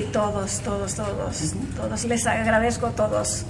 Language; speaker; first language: Spanish; non-native, fluent; Greek